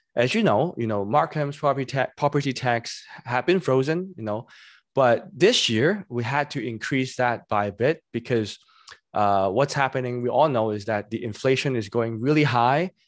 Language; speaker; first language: English; non-native, local second language; Cantonese